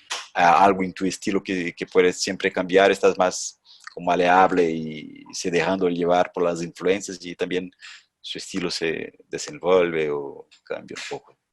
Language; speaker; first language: Spanish; non-native, fluent; Portuguese